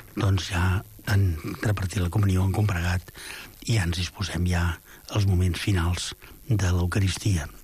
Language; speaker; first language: Catalan; native; Catalan